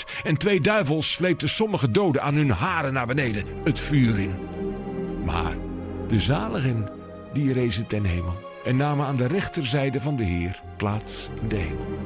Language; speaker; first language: Dutch; native; Dutch